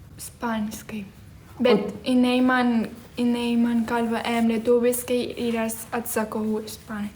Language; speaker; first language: Lithuanian; early bilingual, heritage; Spanish